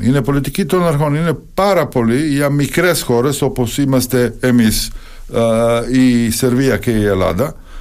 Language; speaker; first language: Greek; non-native, fluent; Serbian